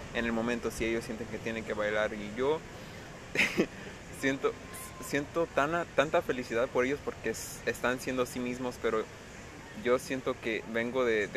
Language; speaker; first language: Spanish; early bilingual, heritage; Spanish